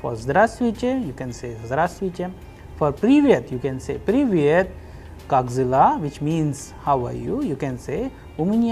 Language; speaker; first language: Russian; non-native, fluent; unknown